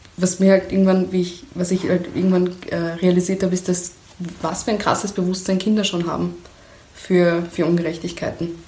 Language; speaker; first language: German; early bilingual, other home language; Persian